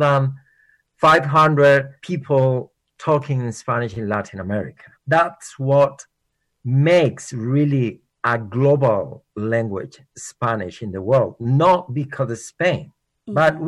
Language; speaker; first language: English; non-native, fluent; Spanish